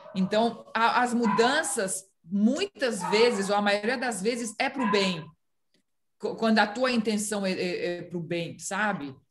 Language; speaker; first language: Portuguese; non-native, fluent; Romanian